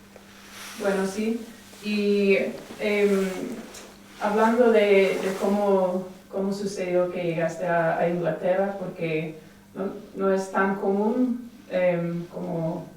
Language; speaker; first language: Spanish; non-native, fluent; English